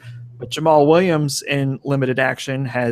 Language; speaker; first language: English; native; English